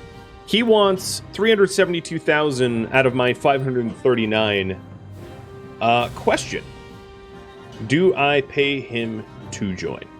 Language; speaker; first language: English; native; English